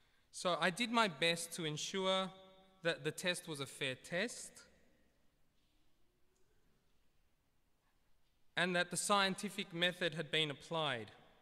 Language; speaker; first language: English; early bilingual, other home language; Greek